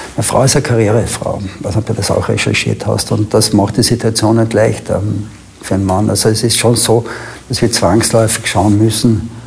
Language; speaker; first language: German; native; German